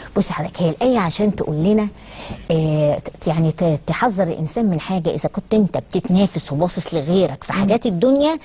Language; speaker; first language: Egyptian Arabic; native; Egyptian Arabic